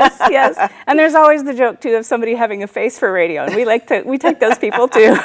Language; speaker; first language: English; native; English